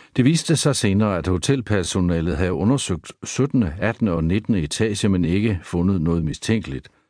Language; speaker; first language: Danish; native; Danish